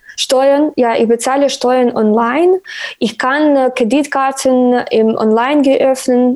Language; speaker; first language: German; non-native, learner; Ukrainian